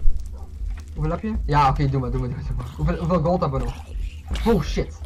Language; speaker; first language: Dutch; native; Dutch